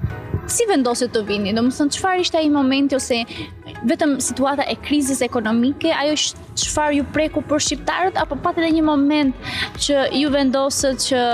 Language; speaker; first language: Albanian; native; Albanian